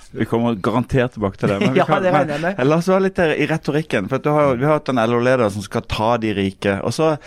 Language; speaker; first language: Norwegian; native; Norwegian